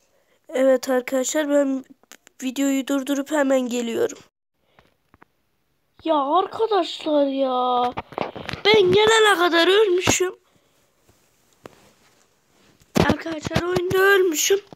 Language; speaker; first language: Turkish; native; Turkish